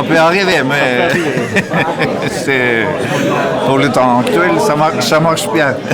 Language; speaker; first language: French; non-native, learner; Norwegian